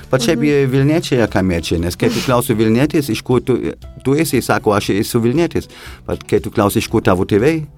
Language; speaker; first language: Lithuanian; non-native, fluent; German